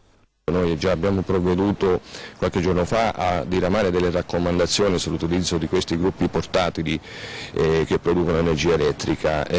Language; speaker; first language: Italian; native; Italian